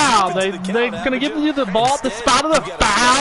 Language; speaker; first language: English; native; English